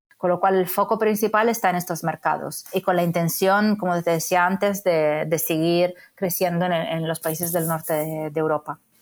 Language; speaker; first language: Spanish; non-native, fluent; Italian